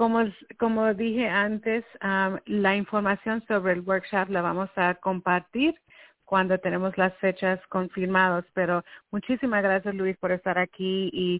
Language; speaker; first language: Spanish; early bilingual, heritage; Spanish